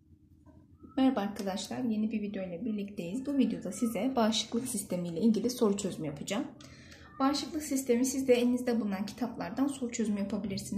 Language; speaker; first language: Turkish; native; Turkish